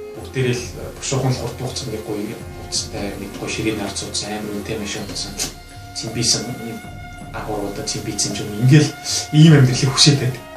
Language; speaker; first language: Mongolian; native; Mongolian